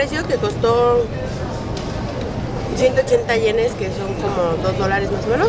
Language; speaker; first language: Spanish; native; Spanish